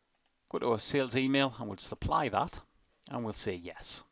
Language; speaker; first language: English; native; English